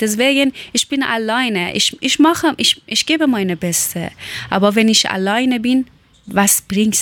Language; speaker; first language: German; non-native, learner; Persian